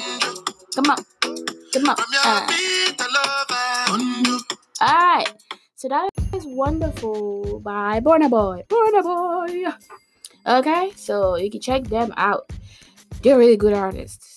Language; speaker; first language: English; non-native, local second language; Igbo